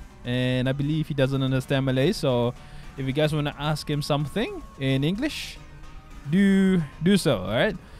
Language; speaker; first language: English; non-native, local second language; Malay